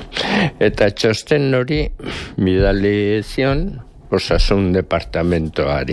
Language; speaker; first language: Basque; native; Basque